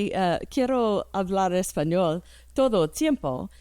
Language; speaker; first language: Spanish; early bilingual, heritage; English